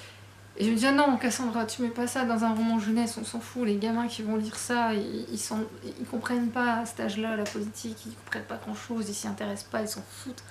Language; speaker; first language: French; native; French